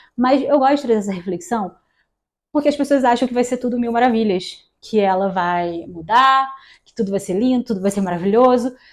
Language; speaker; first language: Portuguese; native; Portuguese